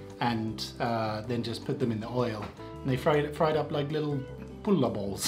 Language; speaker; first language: English; native; English